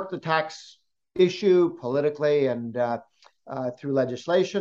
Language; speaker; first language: English; native; English